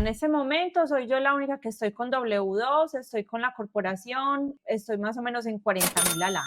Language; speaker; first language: Spanish; native; Spanish